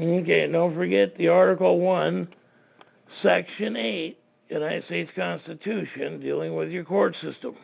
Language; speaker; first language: English; native; English